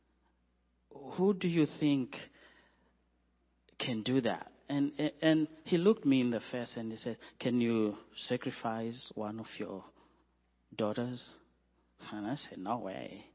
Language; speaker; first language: English; non-native, local second language; Shona